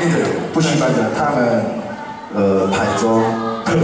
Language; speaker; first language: Chinese; non-native, learner; Korean